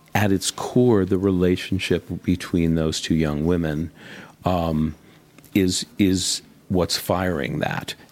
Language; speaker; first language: English; native; English